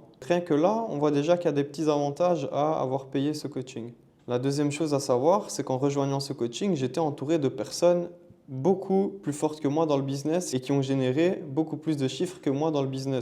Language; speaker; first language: French; native; French